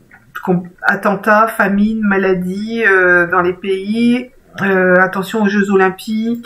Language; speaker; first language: French; native; French